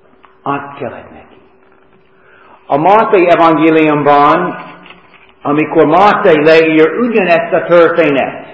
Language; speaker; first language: Hungarian; non-native, fluent; English